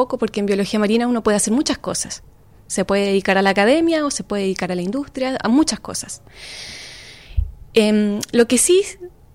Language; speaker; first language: Spanish; native; Spanish